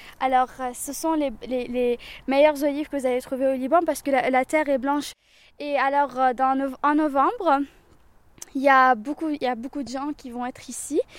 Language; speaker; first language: French; non-native, local second language; Arabic